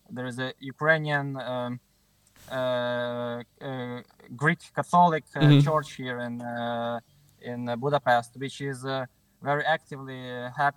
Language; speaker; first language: English; non-native, fluent; Ukrainian